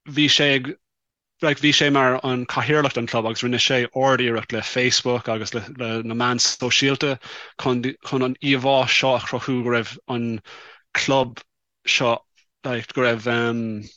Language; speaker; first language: Irish; non-native, local second language; English